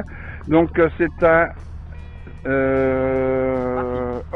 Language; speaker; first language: French; native; French